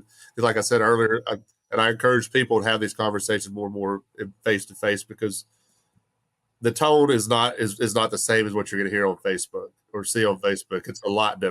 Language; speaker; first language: English; native; English